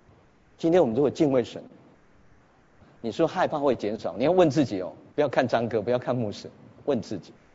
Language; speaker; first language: Chinese; native; Chinese